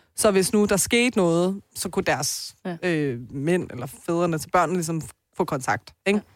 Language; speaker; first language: Danish; early bilingual, other home language; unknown